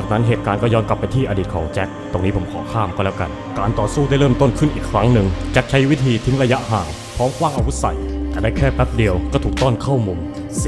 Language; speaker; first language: Thai; native; Thai